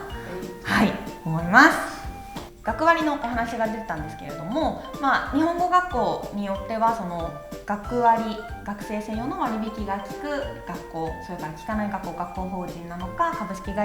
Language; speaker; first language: Japanese; native; Japanese